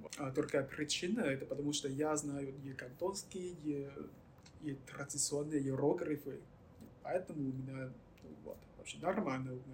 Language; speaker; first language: Russian; non-native, learner; Chinese